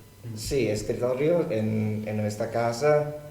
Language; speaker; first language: Spanish; non-native, learner; Thai